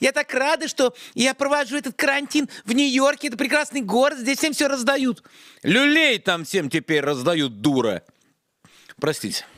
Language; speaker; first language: Russian; native; Russian